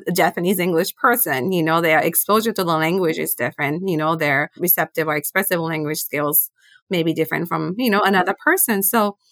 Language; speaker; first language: English; non-native, fluent; Japanese